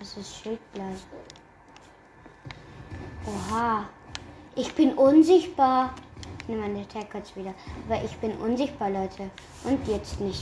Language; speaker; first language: German; native; German